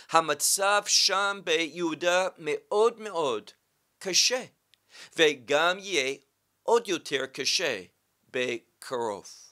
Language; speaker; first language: Hebrew; non-native, fluent; English